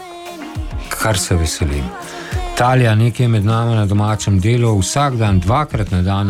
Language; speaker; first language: Slovenian; native; Slovenian